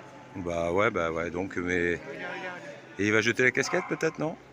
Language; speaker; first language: French; native; French